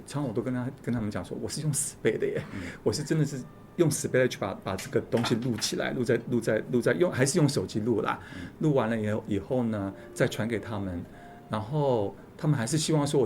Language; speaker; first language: Chinese; native; Chinese